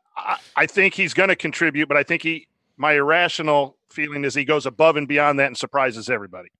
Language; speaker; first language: English; native; English